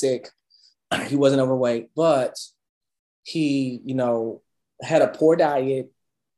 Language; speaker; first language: English; native; English